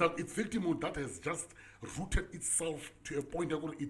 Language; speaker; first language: English; non-native, local second language; Tsonga